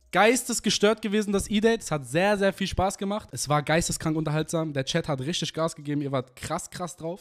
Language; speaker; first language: German; native; German